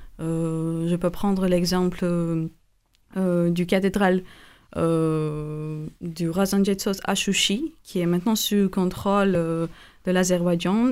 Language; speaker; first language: French; non-native, fluent; Armenian